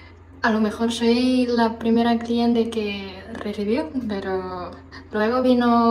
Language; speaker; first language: Spanish; non-native, fluent; Chinese